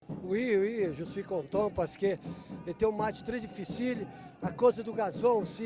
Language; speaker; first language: French; non-native, fluent; Portuguese